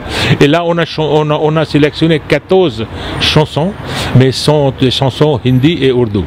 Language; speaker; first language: French; non-native, fluent; Punjabi